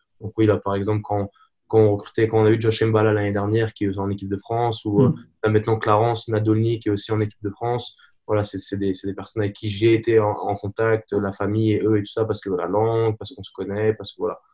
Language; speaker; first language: French; native; French